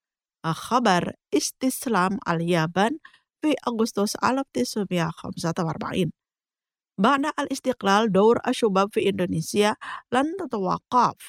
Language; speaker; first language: Arabic; non-native, fluent; Indonesian